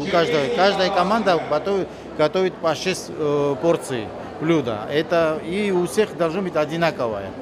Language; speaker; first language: Russian; non-native, local second language; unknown